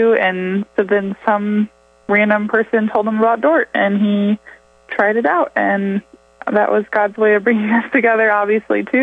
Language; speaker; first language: English; native; English